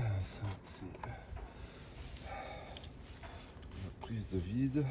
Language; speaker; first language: French; native; French